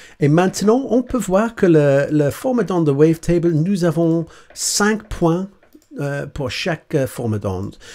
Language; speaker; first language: French; non-native, learner; English